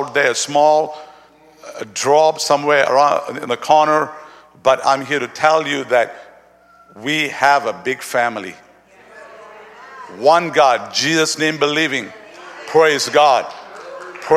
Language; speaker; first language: English; non-native, local second language; Tamil